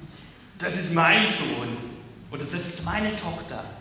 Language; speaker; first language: German; non-native, fluent; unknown